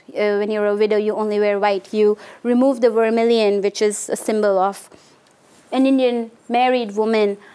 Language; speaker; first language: English; non-native, local second language; Hindi